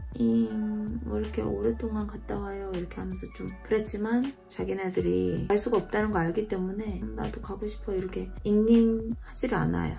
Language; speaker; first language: Korean; native; Korean